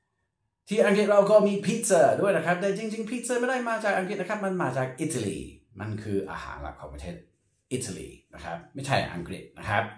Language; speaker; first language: Thai; non-native, fluent; English